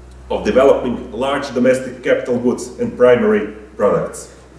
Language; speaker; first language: English; non-native, fluent; Croatian